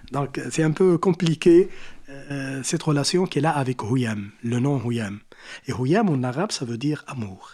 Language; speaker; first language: French; non-native, local second language; Arabic